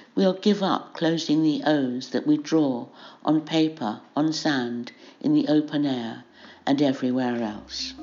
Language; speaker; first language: English; native; English